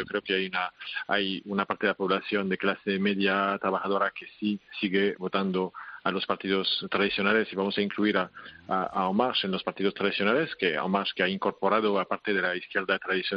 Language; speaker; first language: Spanish; non-native, fluent; French